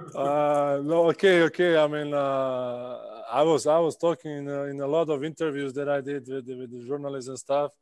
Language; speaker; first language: English; non-native, fluent; Czech